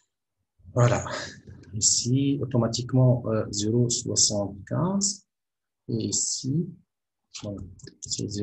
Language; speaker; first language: French; non-native, local second language; Arabic